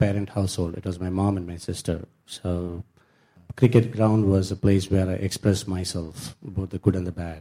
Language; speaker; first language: English; non-native, local second language; Tamil